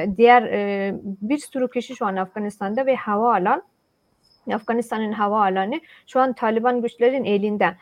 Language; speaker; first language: Turkish; non-native, fluent; Persian